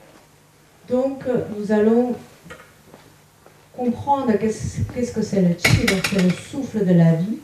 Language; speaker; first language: French; non-native, fluent; Chinese